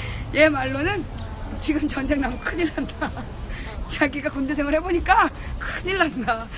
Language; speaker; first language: Korean; native; Korean